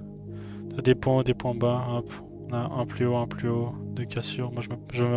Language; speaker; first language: French; native; French